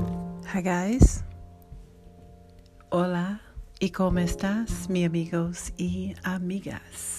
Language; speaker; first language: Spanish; non-native, learner; English